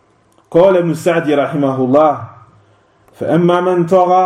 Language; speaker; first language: Arabic; non-native, fluent; French